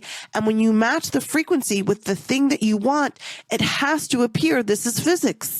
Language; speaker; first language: English; native; English